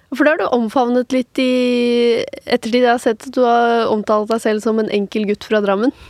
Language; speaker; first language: Norwegian; native; Norwegian